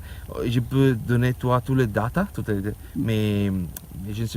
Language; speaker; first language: French; non-native, learner; Italian